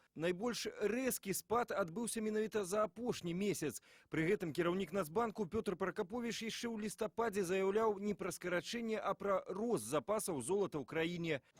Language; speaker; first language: Belarusian; native; Belarusian